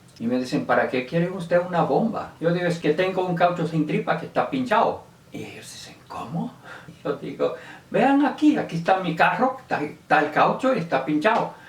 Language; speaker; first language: Spanish; non-native, local second language; English